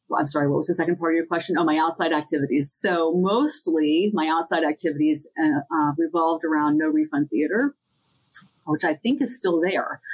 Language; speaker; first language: English; native; English